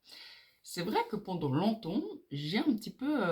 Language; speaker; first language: French; native; French